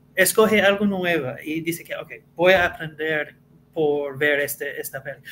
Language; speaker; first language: Spanish; non-native, learner; English